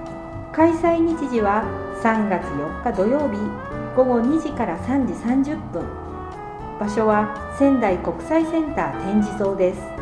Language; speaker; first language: Japanese; native; Japanese